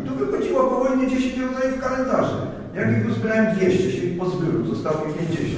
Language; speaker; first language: Polish; native; Polish